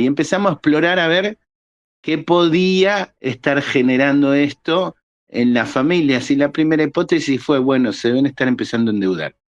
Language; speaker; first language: Spanish; native; Spanish